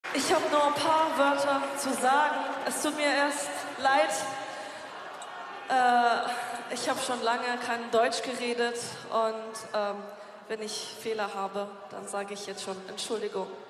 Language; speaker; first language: German; non-native, fluent; Persian